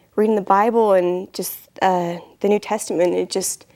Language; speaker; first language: English; native; English